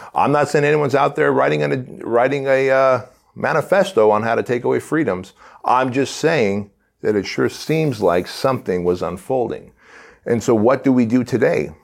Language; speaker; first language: English; early bilingual, other home language; Armenian